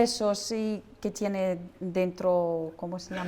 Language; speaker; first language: Spanish; non-native, learner; Russian